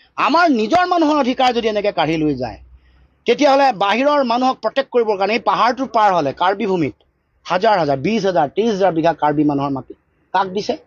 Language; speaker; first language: Assamese; native; Assamese